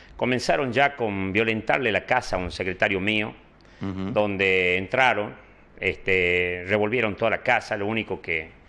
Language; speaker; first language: Spanish; native; Spanish